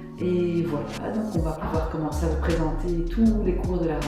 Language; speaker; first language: French; native; French